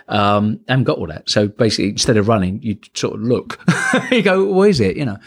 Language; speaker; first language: English; native; English